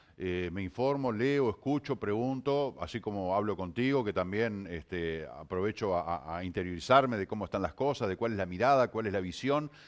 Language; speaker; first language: Spanish; native; Spanish